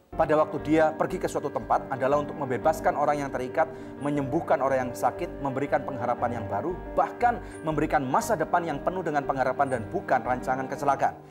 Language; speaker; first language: Indonesian; native; Indonesian